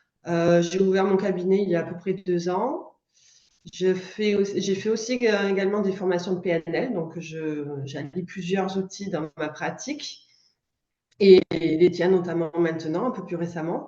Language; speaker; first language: French; native; French